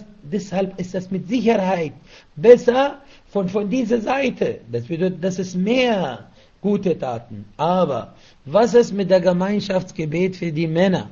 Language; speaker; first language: German; non-native, fluent; Arabic